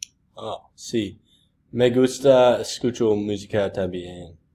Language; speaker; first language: Spanish; non-native, learner; English